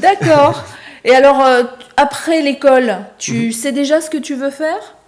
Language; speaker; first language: French; native; French